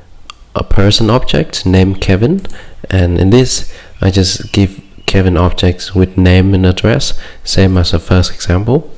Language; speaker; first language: English; non-native, fluent; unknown